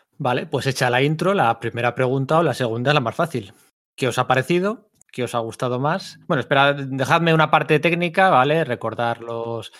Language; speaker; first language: Spanish; native; Spanish